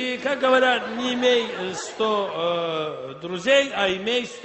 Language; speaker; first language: Russian; non-native, local second language; Azerbaijani